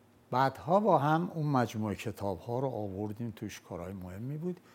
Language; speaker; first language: Persian; non-native, local second language; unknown